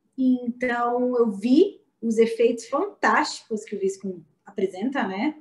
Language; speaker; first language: Portuguese; native; Portuguese